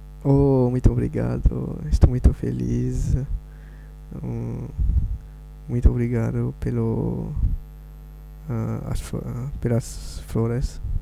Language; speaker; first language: Portuguese; non-native, learner; French